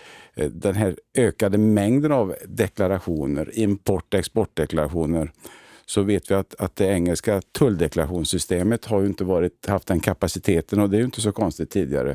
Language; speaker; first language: Swedish; native; Swedish